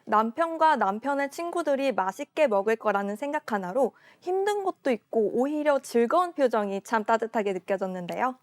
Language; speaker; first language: Korean; native; Korean